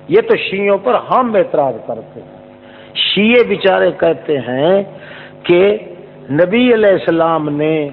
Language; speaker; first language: Urdu; non-native, local second language; Saraiki